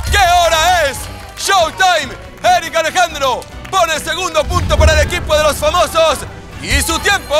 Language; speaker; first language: Spanish; native; Spanish